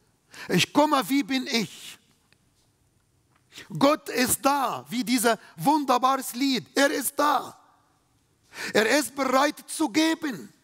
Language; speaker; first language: German; non-native, fluent; Arabic